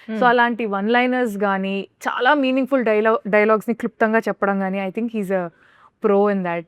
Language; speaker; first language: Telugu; native; Telugu